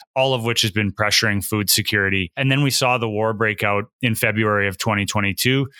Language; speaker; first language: English; native; English